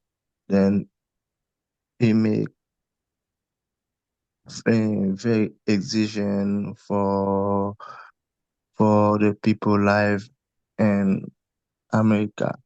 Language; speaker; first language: English; non-native, learner; Haitian Creole